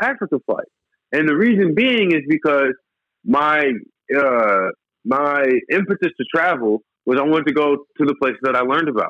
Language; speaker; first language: English; native; English